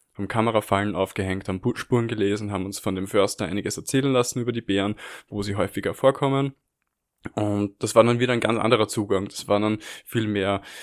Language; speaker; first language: German; native; German